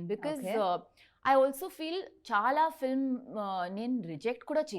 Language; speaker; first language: Telugu; non-native, learner; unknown